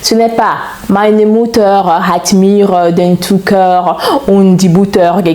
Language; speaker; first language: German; non-native, fluent; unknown